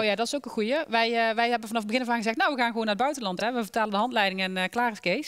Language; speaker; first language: Dutch; native; Dutch